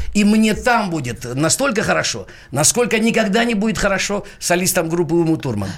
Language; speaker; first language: Russian; non-native, local second language; Georgian